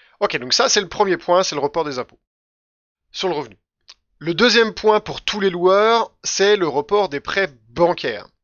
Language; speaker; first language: French; native; French